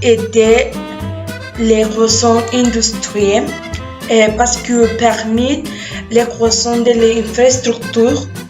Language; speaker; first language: French; non-native, learner; Spanish